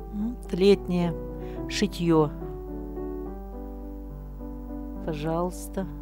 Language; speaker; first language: Russian; native; Russian